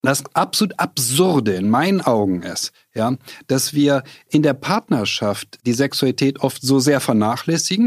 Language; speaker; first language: German; native; German